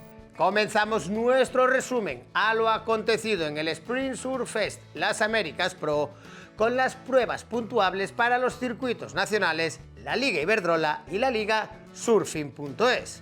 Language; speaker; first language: Spanish; native; Spanish